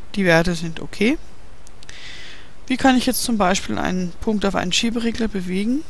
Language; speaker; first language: German; native; German